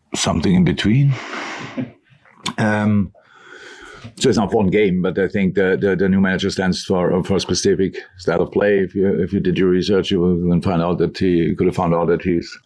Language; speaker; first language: English; non-native, fluent; German